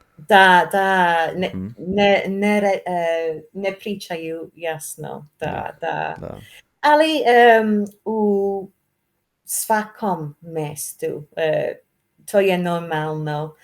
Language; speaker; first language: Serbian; non-native, learner; English